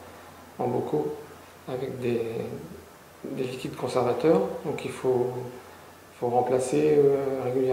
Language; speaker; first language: French; native; French